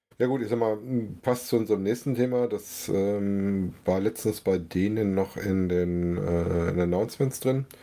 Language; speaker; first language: German; native; German